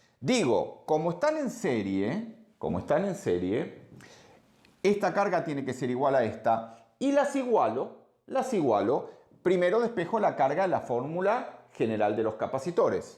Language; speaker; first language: Spanish; native; Spanish